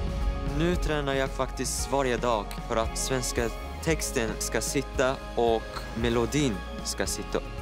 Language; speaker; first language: Swedish; non-native, learner; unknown